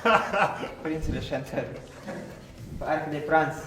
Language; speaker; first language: French; non-native, learner; Italian